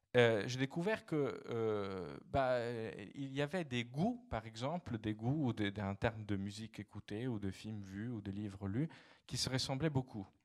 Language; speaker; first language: French; non-native, fluent; Italian